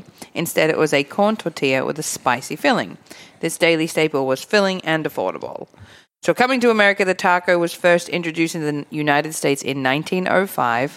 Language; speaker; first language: English; native; English